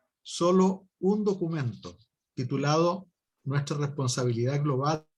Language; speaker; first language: Spanish; native; Spanish